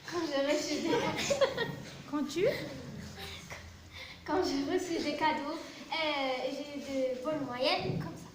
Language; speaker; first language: French; non-native, learner; Arabic